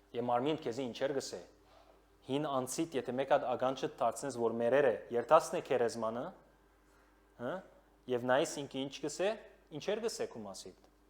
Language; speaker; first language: Armenian; early bilingual, heritage; Armenian